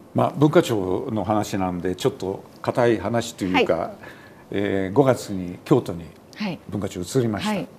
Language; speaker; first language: Japanese; native; Japanese